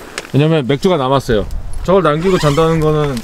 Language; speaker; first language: Korean; native; Korean